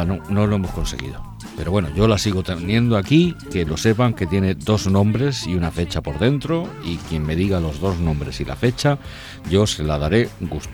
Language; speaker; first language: Spanish; native; Spanish